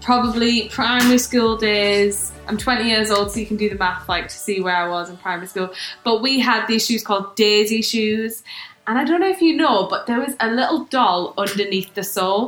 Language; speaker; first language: English; native; English